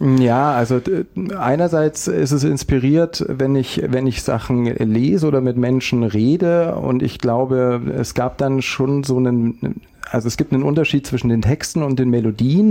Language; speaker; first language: German; native; German